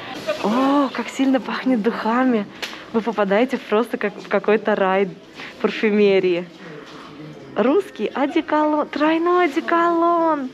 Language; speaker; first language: Russian; native; Russian